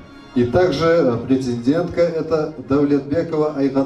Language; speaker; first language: Russian; native; Russian